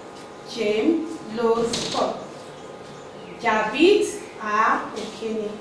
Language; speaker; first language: French; non-native, fluent; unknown